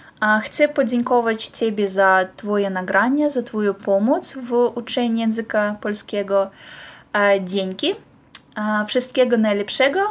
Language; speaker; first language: Polish; non-native, learner; Russian